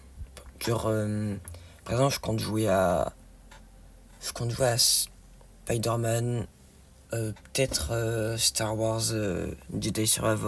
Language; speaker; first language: French; native; French